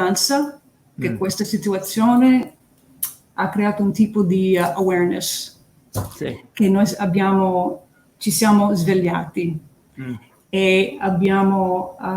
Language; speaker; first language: Italian; early bilingual, heritage; English